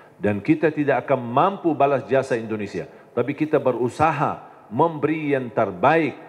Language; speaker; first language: Indonesian; non-native, fluent; Arabic